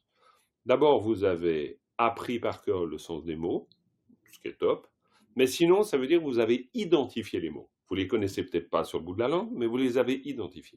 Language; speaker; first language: French; native; French